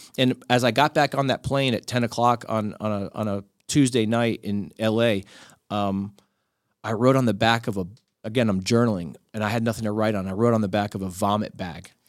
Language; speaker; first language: English; native; English